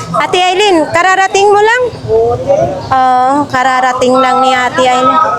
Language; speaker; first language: Filipino; non-native, local second language; Cebuano